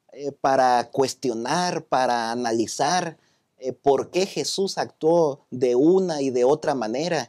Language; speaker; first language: Spanish; native; Spanish